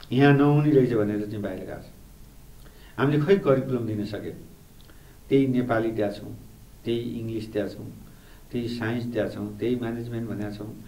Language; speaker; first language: Nepali; native; Nepali